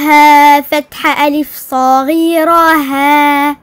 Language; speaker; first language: Arabic; non-native, learner; French